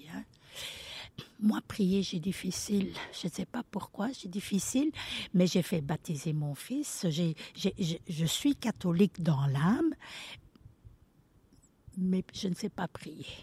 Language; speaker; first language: French; early bilingual, other home language; Italian